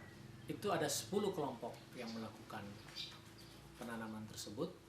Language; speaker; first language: Malay; native; Malay